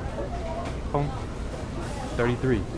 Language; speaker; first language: Vietnamese; non-native, learner; English